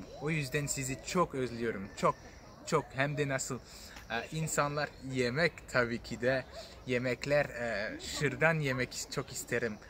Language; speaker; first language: Turkish; non-native, fluent; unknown